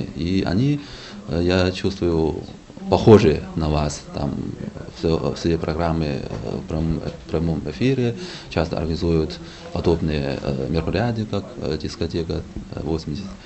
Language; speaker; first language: Russian; non-native, fluent; Chinese